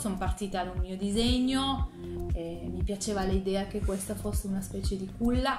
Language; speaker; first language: Italian; non-native, fluent; Spanish